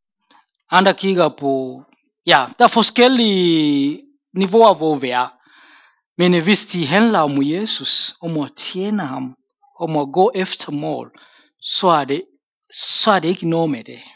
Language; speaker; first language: Danish; non-native, fluent; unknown